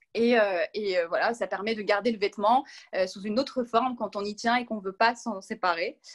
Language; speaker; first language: French; non-native, local second language; Arabic